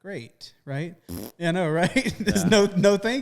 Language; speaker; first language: English; native; English